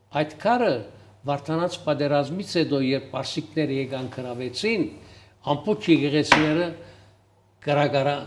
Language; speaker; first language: Armenian; early bilingual, heritage; Armenian